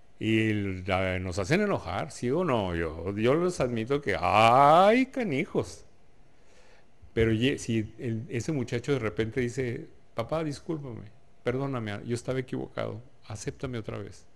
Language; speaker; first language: Spanish; native; Spanish